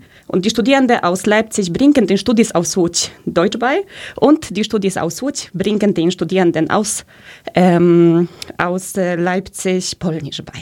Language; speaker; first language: German; early bilingual, other home language; Polish